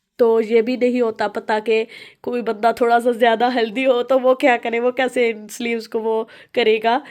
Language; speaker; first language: Urdu; non-native, local second language; Punjabi